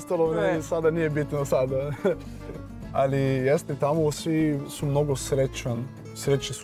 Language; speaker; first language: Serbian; non-native, learner; Portuguese